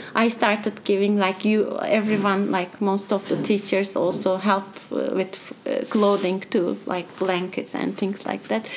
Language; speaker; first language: English; non-native, fluent; Turkish